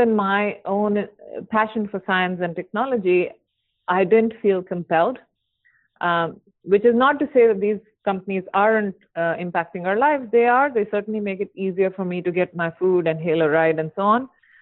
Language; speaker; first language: English; non-native, local second language; Hindi